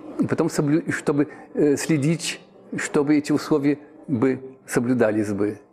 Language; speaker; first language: Russian; early bilingual, heritage; Russian